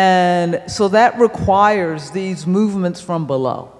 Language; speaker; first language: English; native; English